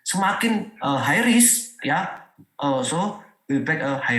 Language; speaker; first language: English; non-native, learner; Indonesian